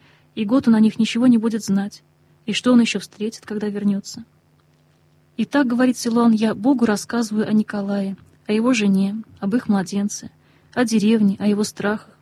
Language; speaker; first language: Russian; native; Russian